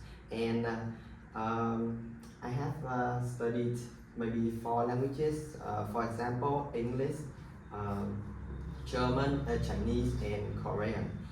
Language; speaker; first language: English; non-native, learner; Vietnamese